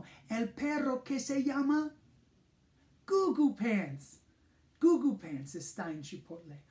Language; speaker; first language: Spanish; non-native, fluent; English